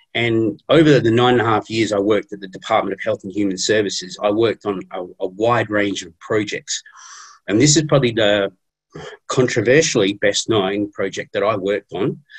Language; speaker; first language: English; native; English